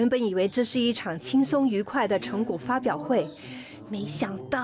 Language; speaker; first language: Chinese; native; Chinese